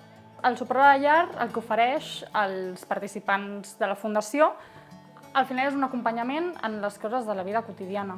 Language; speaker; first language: Catalan; native; Catalan